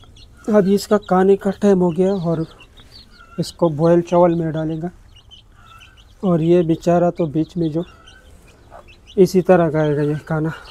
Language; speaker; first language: Hindi; non-native, fluent; Pashto